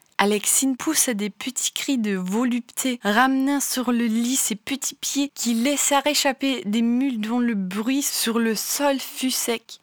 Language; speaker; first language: French; non-native, fluent; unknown